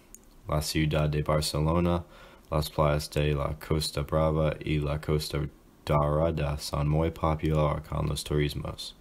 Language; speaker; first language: Spanish; non-native, learner; English